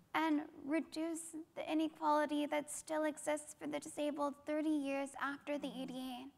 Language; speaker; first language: English; native; English